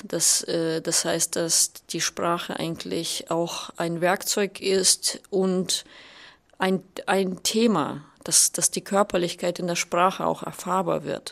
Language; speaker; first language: German; native; German